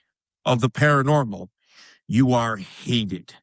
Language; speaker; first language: English; native; English